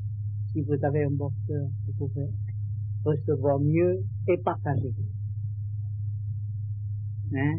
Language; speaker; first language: French; non-native, learner; Vietnamese